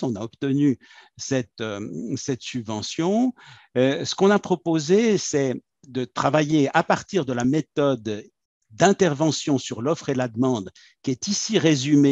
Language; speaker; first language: French; native; French